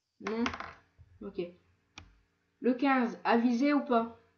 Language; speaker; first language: French; native; French